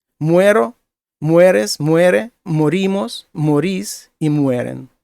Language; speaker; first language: Spanish; non-native, fluent; Ukrainian